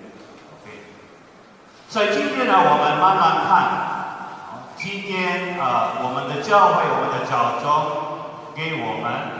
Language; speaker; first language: Chinese; non-native, fluent; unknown